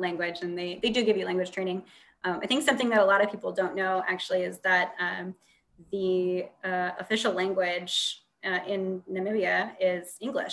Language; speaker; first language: English; native; English